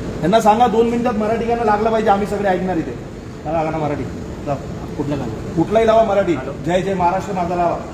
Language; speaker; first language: Marathi; non-native, local second language; Gujarati